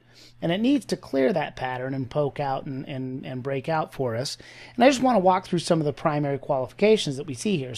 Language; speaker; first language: English; native; English